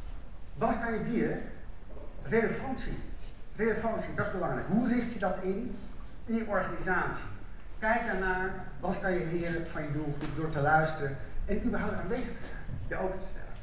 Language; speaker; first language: Dutch; native; Dutch